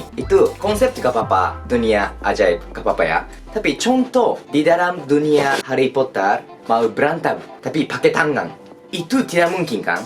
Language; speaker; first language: Indonesian; non-native, learner; Japanese